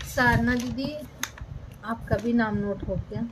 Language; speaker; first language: Hindi; non-native, local second language; Marathi